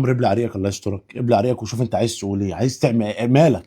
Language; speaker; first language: Arabic; native; Arabic